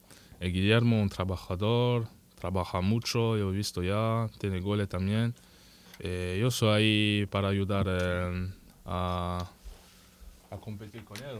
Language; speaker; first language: Spanish; non-native, learner; French